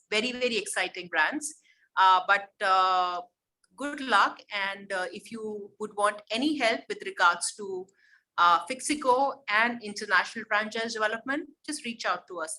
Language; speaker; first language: English; non-native, local second language; Hindi